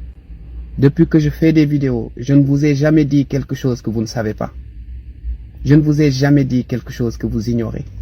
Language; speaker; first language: French; non-native, local second language; Wolof